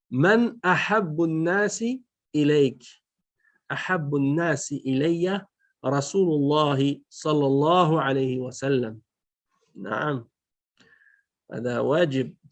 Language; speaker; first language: Arabic; non-native, fluent; French